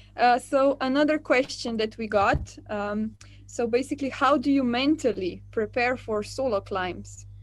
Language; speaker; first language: English; non-native, fluent; Slovenian